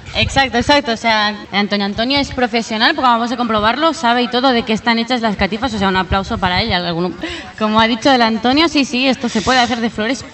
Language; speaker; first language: Spanish; non-native, local second language; Catalan